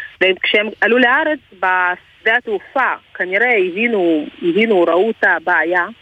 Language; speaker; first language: Hebrew; non-native, fluent; Russian